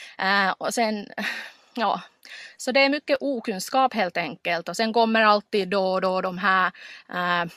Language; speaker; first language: Swedish; non-native, local second language; Finnish